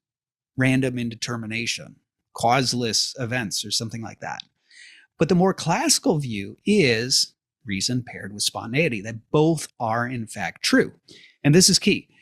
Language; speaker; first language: English; native; English